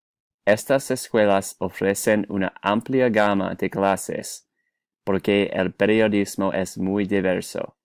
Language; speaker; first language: Spanish; non-native, learner; English